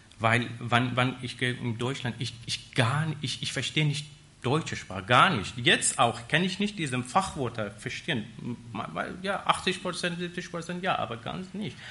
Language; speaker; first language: German; non-native, learner; Persian